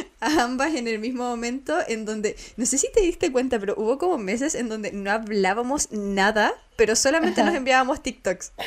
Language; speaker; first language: Spanish; native; Spanish